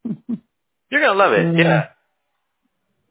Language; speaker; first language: English; native; English